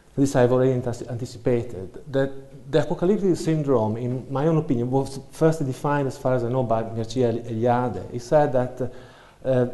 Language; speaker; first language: English; non-native, fluent; Italian